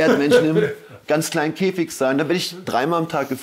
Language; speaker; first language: German; native; German